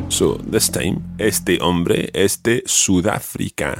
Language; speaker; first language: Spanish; non-native, fluent; English